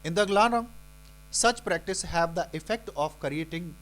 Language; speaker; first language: English; non-native, local second language; Urdu